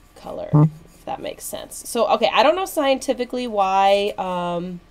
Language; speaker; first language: English; native; English